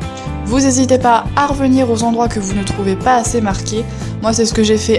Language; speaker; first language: French; native; French